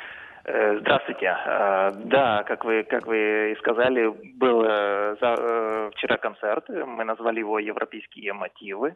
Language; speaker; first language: Russian; non-native, fluent; Lithuanian